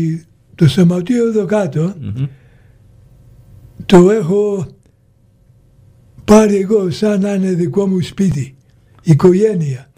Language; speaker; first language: Greek; early bilingual, heritage; Greek